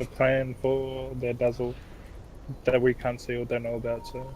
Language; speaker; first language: English; native; English